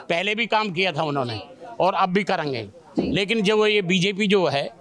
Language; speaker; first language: Hindi; native; Hindi